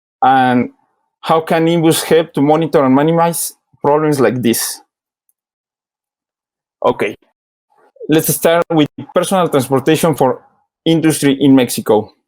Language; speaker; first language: English; non-native, learner; Spanish